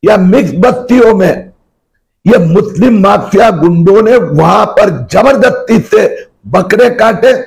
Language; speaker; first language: Hindi; non-native, local second language; Marathi